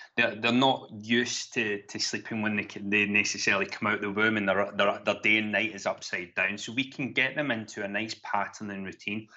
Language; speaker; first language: English; native; English